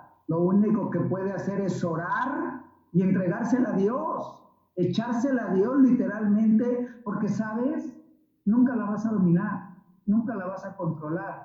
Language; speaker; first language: Spanish; native; Spanish